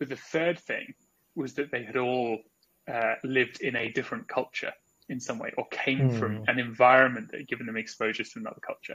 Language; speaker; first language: English; native; English